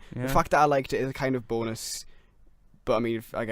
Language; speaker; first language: English; native; English